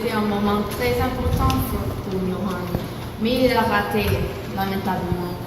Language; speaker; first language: French; non-native, learner; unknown